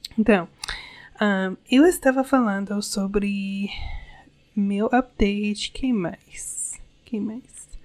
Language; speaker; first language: Portuguese; non-native, learner; English